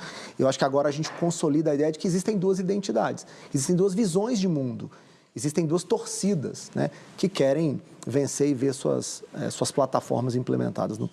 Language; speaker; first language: Portuguese; native; Portuguese